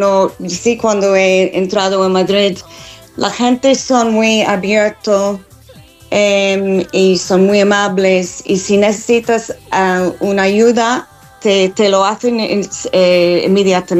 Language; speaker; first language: Spanish; non-native, learner; English